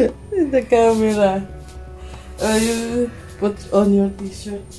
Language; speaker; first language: English; non-native, local second language; Filipino